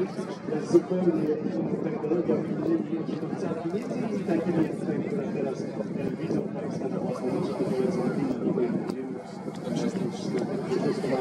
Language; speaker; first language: Polish; native; Polish